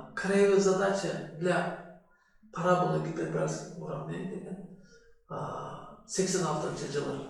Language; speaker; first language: Russian; non-native, local second language; Kyrgyz